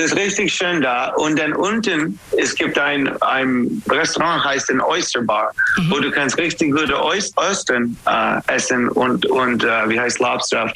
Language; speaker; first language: German; non-native, learner; English